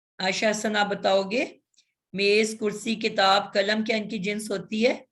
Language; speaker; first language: Urdu; native; Urdu